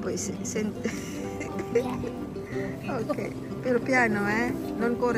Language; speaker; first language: Italian; non-native, learner; Filipino